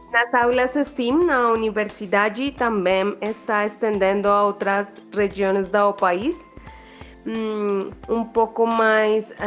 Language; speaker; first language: Portuguese; non-native, learner; Spanish